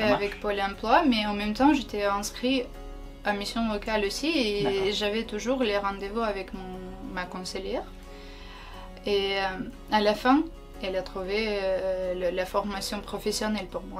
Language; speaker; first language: French; non-native, learner; Ukrainian